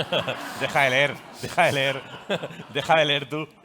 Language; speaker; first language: Spanish; native; Spanish